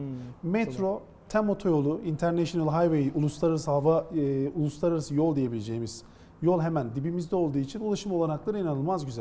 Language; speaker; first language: Turkish; native; Turkish